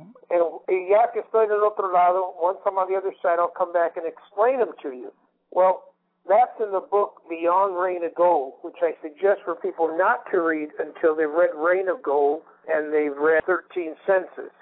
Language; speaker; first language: English; early bilingual, other home language; Spanish